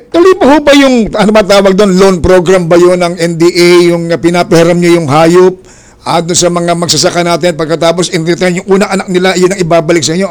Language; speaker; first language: Filipino; native; Filipino